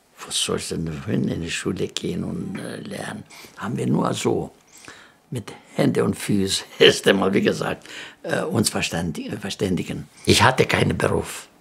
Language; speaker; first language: German; non-native, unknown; Greek